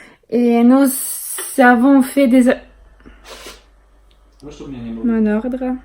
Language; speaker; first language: French; non-native, learner; Russian